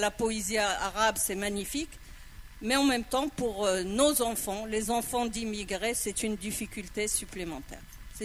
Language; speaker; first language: French; non-native, local second language; Arabic